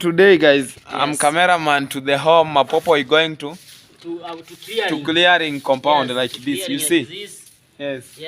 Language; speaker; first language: English; non-native, learner; Swahili